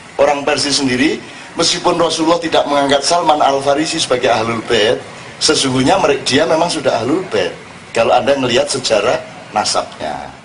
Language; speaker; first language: Indonesian; non-native, local second language; Javanese